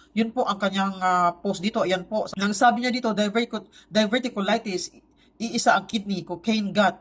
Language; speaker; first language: Filipino; non-native, local second language; Cebuano